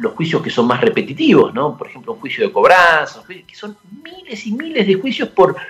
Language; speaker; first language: Spanish; native; Spanish